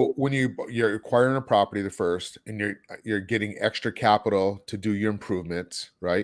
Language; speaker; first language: English; native; English